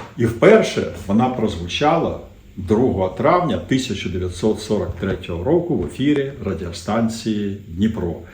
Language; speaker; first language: Ukrainian; native; Ukrainian